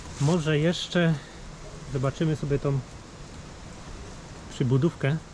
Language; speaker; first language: Polish; native; Polish